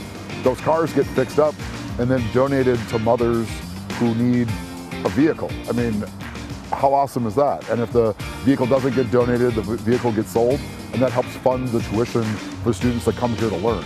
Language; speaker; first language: English; native; English